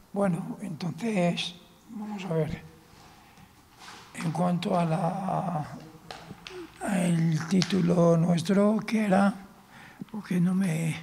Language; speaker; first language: Spanish; non-native, fluent; Arabic